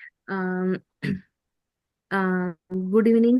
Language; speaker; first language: English; non-native, learner; Marathi